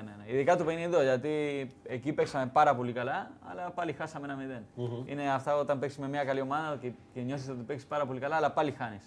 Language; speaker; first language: Greek; non-native, fluent; Spanish